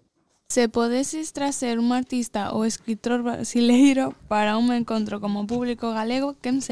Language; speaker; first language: Portuguese; non-native, learner; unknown